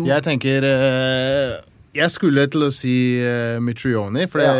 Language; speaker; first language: Norwegian; non-native, fluent; English